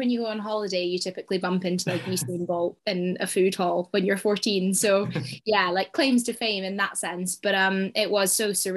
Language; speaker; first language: English; native; English